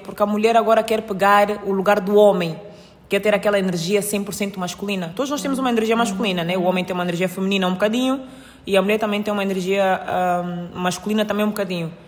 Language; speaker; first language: Portuguese; native; Portuguese